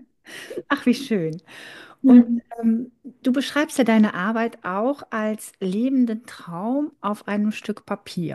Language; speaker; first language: German; native; German